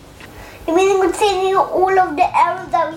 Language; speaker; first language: English; native; English